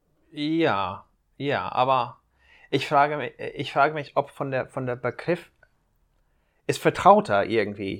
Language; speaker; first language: German; non-native, fluent; English